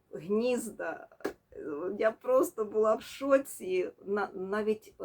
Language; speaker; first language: Ukrainian; native; Ukrainian